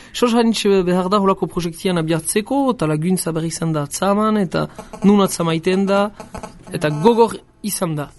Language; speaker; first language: Basque; native; Basque